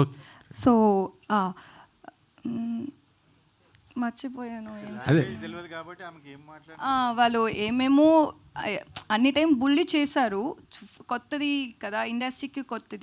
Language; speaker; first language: Telugu; non-native, learner; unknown